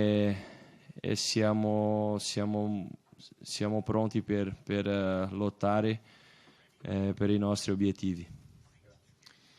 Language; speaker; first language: Italian; non-native, fluent; Portuguese